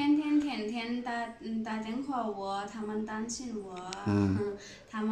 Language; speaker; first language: Chinese; non-native, learner; Nepali